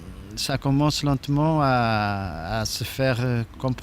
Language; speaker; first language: French; non-native, fluent; Portuguese